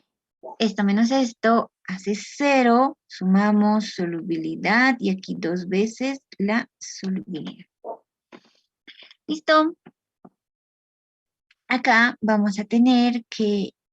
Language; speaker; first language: Spanish; native; Spanish